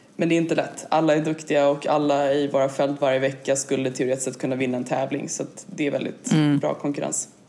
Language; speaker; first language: Swedish; native; Swedish